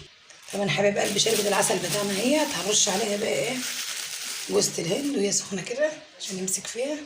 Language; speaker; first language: Arabic; native; Arabic